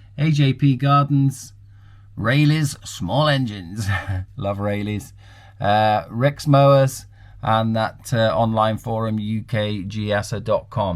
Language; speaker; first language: English; native; English